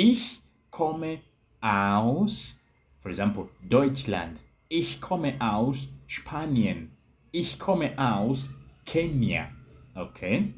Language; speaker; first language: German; non-native, learner; English